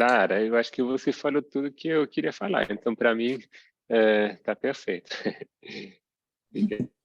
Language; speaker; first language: Portuguese; early bilingual, heritage; Portuguese